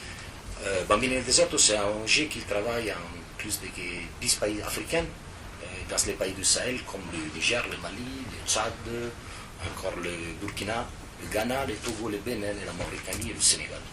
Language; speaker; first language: French; non-native, fluent; Italian